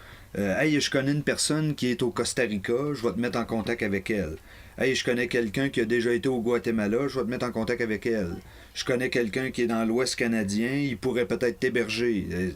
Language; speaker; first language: French; native; French